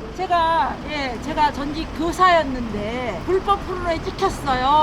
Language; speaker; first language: Korean; native; Korean